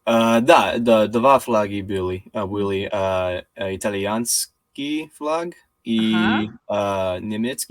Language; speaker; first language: Russian; non-native, learner; English